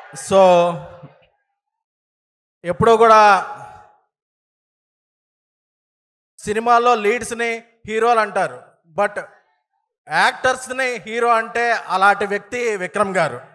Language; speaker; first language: Telugu; native; Telugu